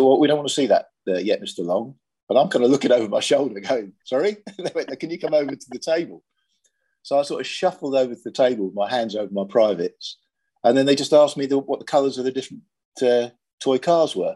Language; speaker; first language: English; native; English